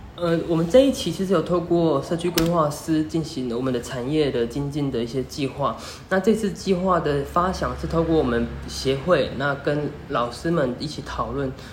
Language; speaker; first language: Chinese; native; Chinese